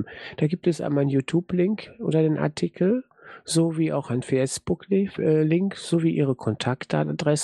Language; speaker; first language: German; native; German